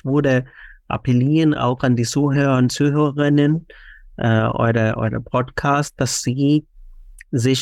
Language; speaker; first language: German; non-native, fluent; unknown